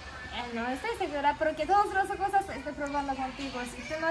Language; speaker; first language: Spanish; non-native, learner; Japanese